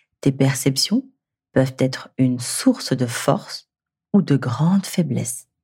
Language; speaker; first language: French; native; French